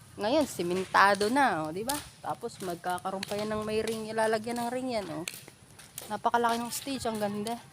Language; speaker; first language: Filipino; native; Filipino